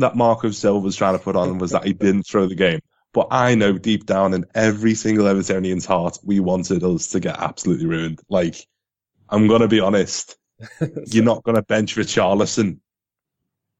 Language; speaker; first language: English; native; English